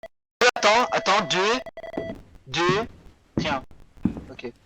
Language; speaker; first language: French; native; French